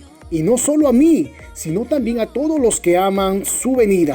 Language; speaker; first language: Spanish; native; Spanish